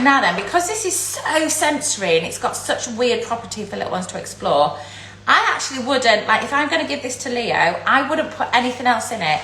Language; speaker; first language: English; native; English